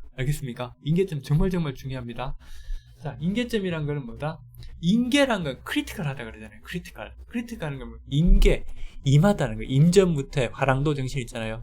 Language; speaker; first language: Korean; native; Korean